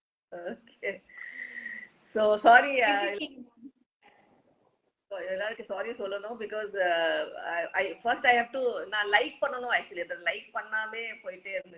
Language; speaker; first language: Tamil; non-native, local second language; Hindi